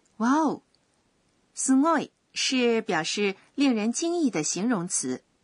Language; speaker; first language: Chinese; non-native, fluent; Japanese